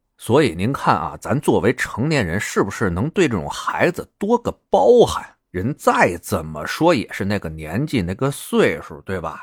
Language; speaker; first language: Chinese; native; Chinese